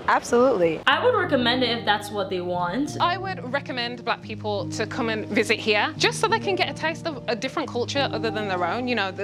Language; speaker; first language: English; native; English